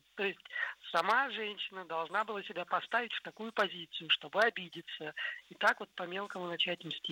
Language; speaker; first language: Russian; native; Russian